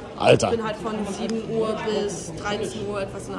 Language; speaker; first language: German; native; German